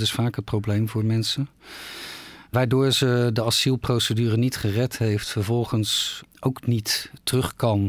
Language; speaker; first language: Dutch; native; Dutch